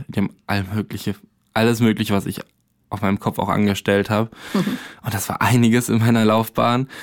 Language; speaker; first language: German; native; German